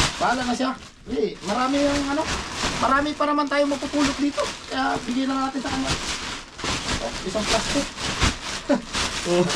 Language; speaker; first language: Filipino; native; Filipino